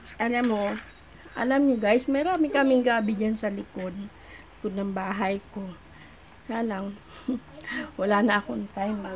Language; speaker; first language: Filipino; non-native, local second language; Bikol